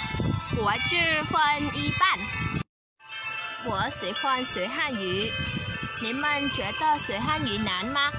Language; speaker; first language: Chinese; non-native, learner; Vietnamese